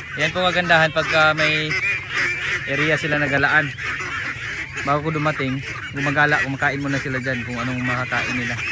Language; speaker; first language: Filipino; non-native, local second language; Cebuano